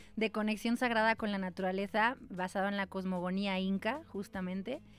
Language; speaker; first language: Spanish; native; Spanish